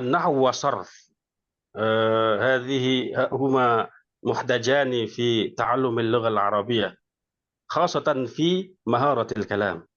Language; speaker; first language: Arabic; non-native, fluent; Indonesian